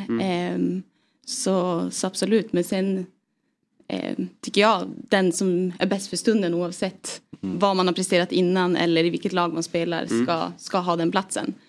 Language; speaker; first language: Swedish; native; Swedish